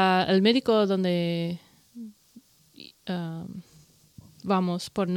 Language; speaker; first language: Spanish; non-native, learner; English